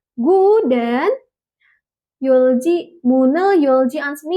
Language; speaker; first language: Korean; non-native, fluent; Indonesian